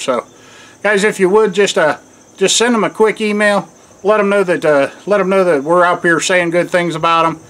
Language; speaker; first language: English; native; English